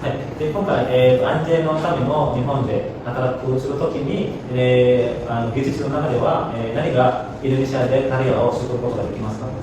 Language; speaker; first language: Japanese; non-native, learner; Indonesian